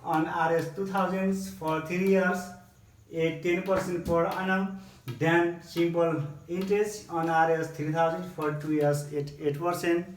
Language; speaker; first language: English; non-native, local second language; Nepali